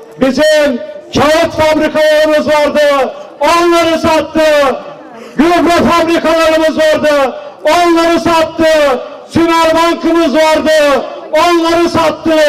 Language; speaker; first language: Turkish; native; Turkish